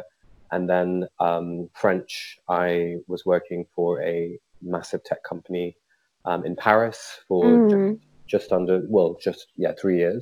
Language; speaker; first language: English; native; English